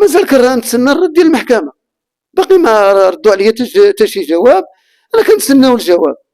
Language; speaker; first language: Arabic; native; Arabic